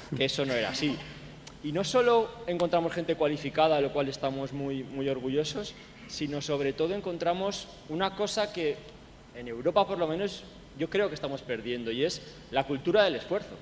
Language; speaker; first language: Spanish; native; Spanish